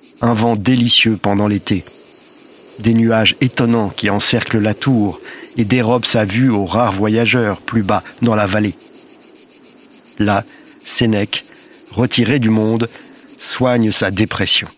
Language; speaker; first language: French; native; French